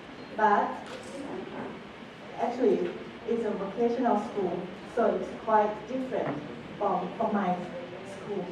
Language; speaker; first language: English; non-native, fluent; Thai